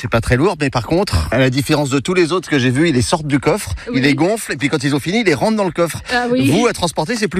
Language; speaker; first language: French; native; French